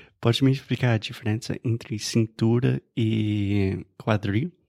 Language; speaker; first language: Portuguese; non-native, fluent; English